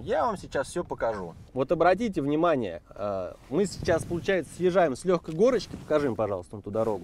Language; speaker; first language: Russian; native; Russian